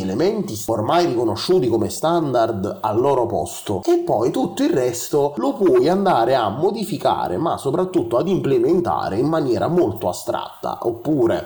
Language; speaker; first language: Italian; native; Italian